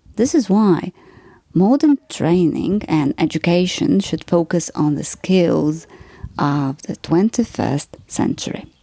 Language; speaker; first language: English; non-native, fluent; Polish